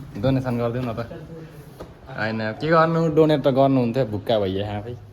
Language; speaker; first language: Nepali; non-native, local second language; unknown